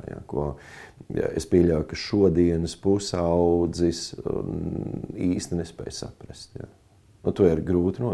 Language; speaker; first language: Latvian; native; Latvian